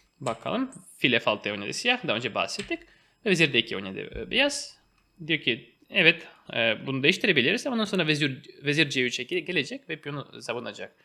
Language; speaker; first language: Turkish; non-native, fluent; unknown